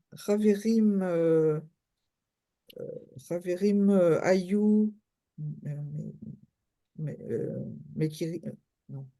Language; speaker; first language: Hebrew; non-native, learner; French